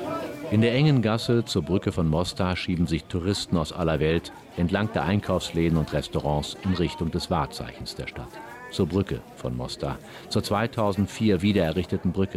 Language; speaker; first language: German; native; German